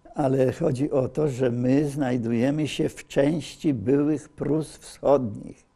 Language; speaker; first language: Polish; native; Polish